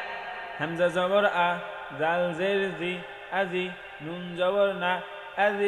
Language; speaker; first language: Arabic; non-native, learner; Bangla